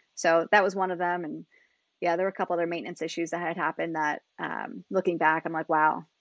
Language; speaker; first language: English; native; English